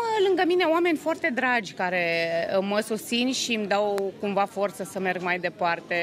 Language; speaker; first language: Romanian; native; Romanian